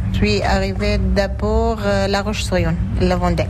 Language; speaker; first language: French; non-native, learner; Arabic